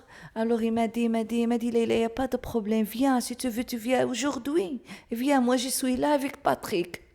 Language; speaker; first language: French; non-native, learner; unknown